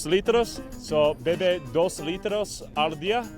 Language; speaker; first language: Spanish; non-native, learner; English